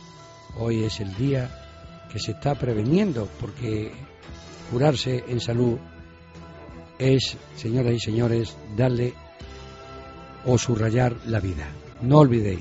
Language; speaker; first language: Spanish; native; Spanish